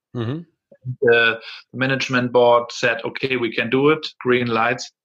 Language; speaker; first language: English; non-native, fluent; German